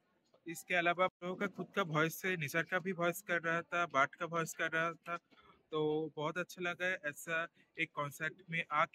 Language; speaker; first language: Hindi; non-native, local second language; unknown